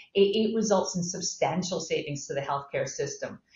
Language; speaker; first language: English; native; English